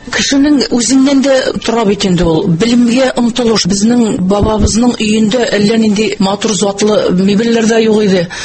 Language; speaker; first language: Tatar; native; Tatar